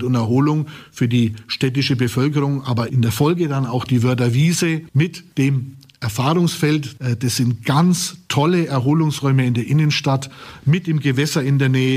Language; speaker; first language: German; native; German